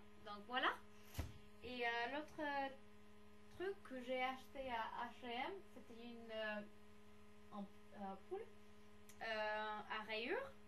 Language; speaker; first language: French; non-native, fluent; English